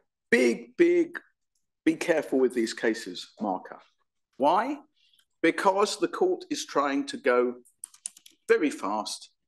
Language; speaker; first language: English; native; English